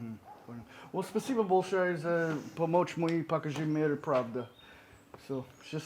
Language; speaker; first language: Russian; non-native, learner; English